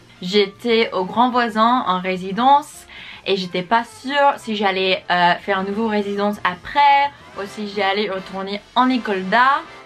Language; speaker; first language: French; non-native, fluent; English